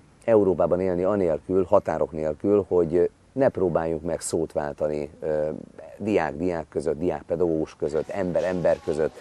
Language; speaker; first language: Hungarian; native; Hungarian